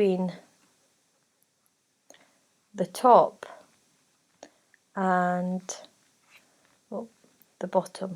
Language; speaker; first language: English; native; English